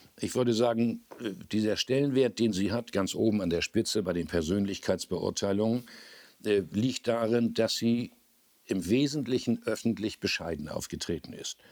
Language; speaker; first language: German; native; German